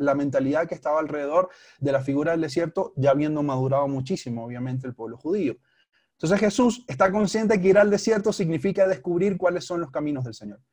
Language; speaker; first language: Spanish; native; Spanish